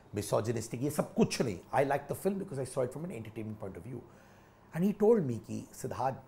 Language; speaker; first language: Hindi; native; Hindi